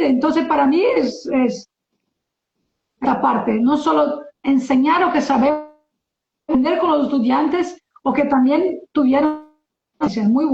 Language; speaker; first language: Spanish; non-native, learner; Portuguese